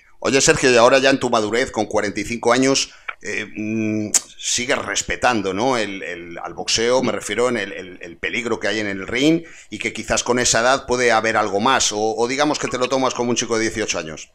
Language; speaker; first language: Spanish; native; Spanish